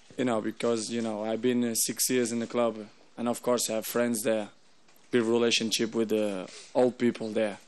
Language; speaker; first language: English; non-native, fluent; Portuguese